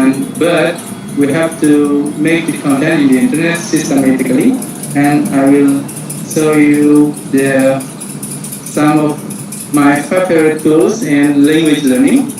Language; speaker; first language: English; non-native, fluent; Indonesian